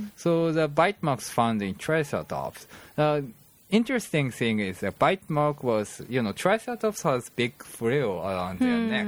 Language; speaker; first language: English; non-native, fluent; Japanese